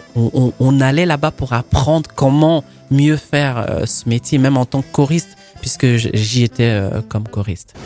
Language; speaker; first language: French; non-native, local second language; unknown